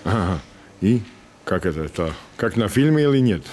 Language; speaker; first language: Russian; non-native, learner; Serbian